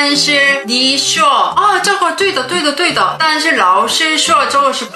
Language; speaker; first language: Chinese; non-native, learner; Korean